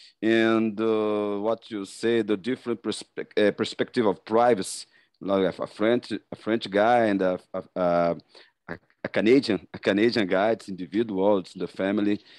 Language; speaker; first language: English; non-native, learner; Portuguese